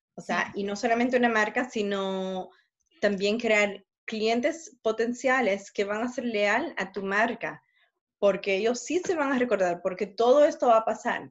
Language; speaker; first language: Spanish; early bilingual, heritage; Spanish